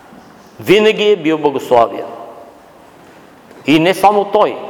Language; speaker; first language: Bulgarian; native; Bulgarian